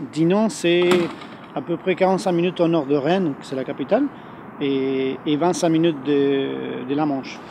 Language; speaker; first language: French; non-native, fluent; Spanish